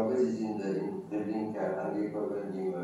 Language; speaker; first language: German; non-native, learner; French